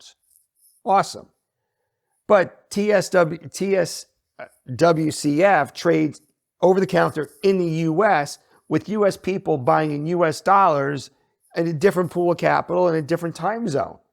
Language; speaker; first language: English; native; English